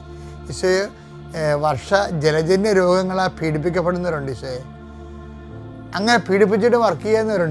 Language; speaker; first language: Malayalam; native; Malayalam